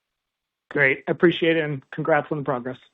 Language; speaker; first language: English; native; English